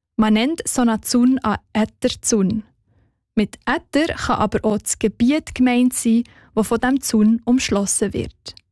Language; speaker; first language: German; native; German